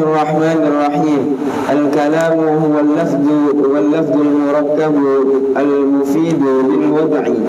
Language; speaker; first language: Arabic; non-native, learner; Indonesian